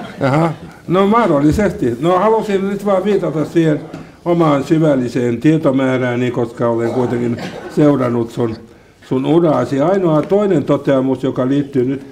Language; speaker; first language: Finnish; non-native, local second language; Swedish